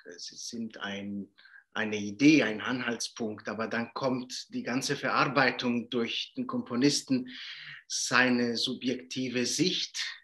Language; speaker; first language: German; non-native, local second language; Italian